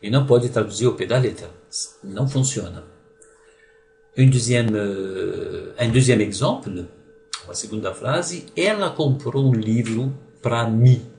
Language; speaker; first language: Portuguese; non-native, fluent; French